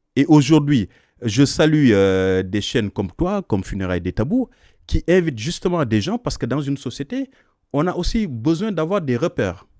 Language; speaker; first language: French; non-native, local second language; Wolof